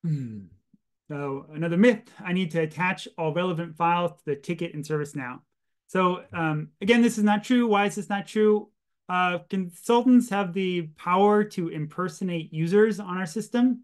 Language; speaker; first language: English; native; English